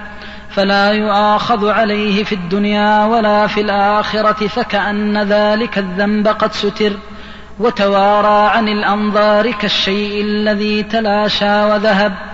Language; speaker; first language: Arabic; native; Arabic